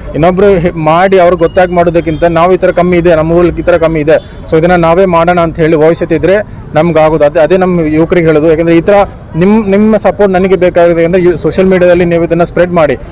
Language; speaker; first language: Kannada; native; Kannada